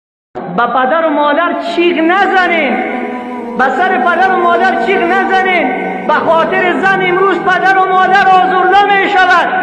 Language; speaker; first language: Persian; native; Persian